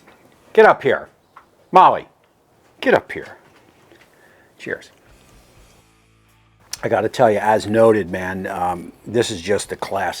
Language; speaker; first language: English; native; English